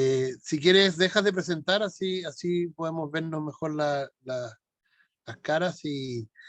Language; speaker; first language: Spanish; native; Spanish